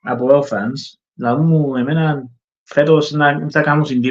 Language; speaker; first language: Greek; early bilingual, heritage; English